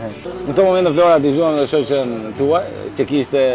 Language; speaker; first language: Italian; non-native, fluent; Albanian